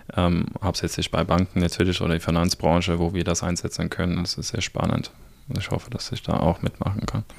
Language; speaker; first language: German; non-native, fluent; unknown